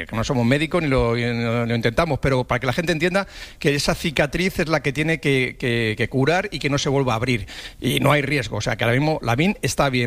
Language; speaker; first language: Spanish; native; Spanish